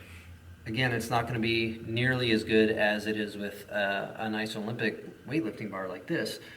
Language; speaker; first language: English; native; English